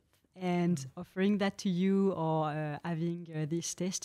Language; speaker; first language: English; non-native, fluent; French